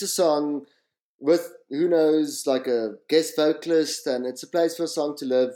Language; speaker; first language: English; native; English